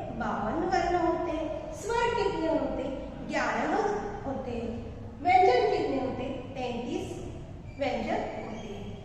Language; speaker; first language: Hindi; non-native, local second language; Marathi